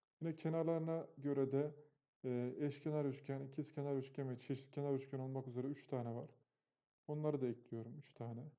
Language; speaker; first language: Turkish; native; Turkish